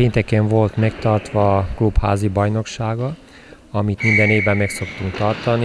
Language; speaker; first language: Hungarian; native; Hungarian